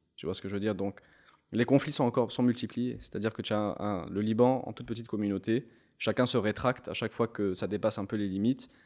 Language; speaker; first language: French; non-native, local second language; Arabic